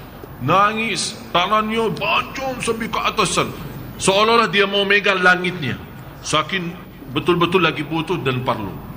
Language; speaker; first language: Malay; non-native, fluent; Arabic